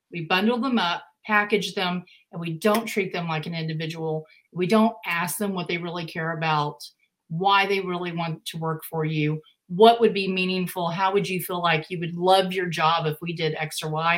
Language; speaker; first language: English; native; English